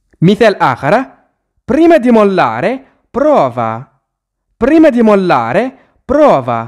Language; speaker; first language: Italian; non-native, fluent; Arabic